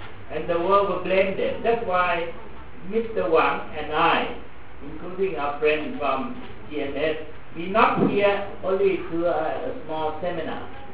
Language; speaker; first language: English; non-native, fluent; Thai